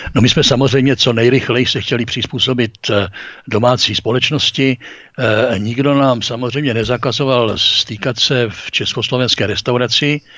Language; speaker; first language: Czech; native; Czech